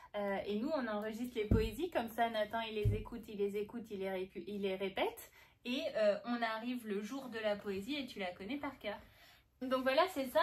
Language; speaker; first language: French; native; French